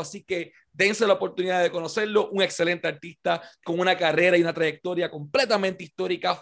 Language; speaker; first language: Spanish; native; Spanish